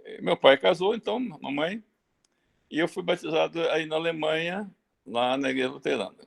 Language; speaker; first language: Portuguese; early bilingual, other home language; German